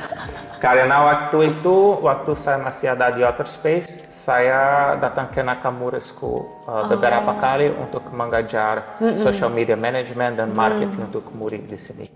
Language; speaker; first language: Indonesian; non-native, learner; Portuguese